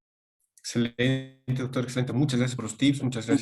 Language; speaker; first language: Spanish; native; Spanish